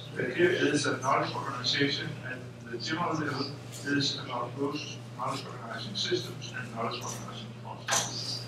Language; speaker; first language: English; non-native, fluent; Danish